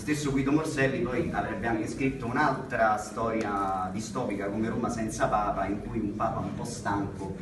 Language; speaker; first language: Italian; native; Italian